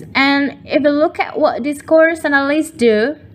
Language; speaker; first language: English; non-native, fluent; Indonesian